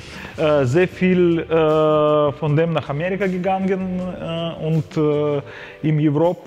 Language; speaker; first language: German; non-native, fluent; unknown